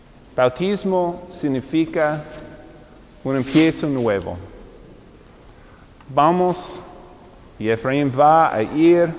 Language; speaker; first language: Spanish; non-native, fluent; English